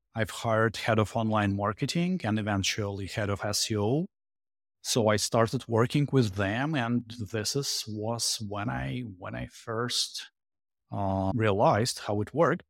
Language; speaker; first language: English; non-native, fluent; Russian